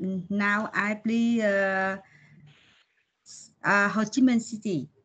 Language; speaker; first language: English; non-native, learner; Vietnamese